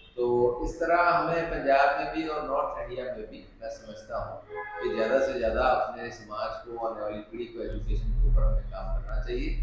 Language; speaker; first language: Hindi; non-native, local second language; Punjabi